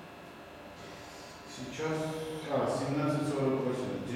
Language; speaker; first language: Russian; non-native, fluent; Georgian